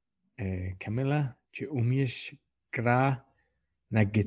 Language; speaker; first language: Polish; non-native, learner; English